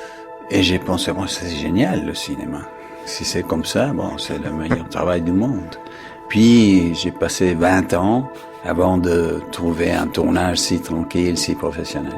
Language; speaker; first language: French; non-native, fluent; English